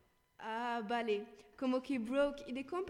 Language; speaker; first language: Spanish; non-native, learner; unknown